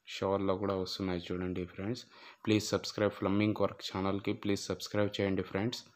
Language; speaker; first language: Telugu; non-native, local second language; Urdu